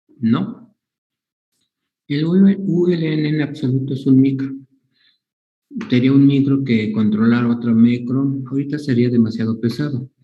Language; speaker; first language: Spanish; native; Spanish